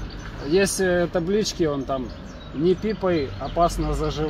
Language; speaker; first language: Russian; native; Russian